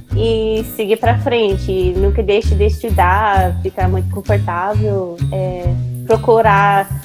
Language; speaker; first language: Portuguese; non-native, fluent; English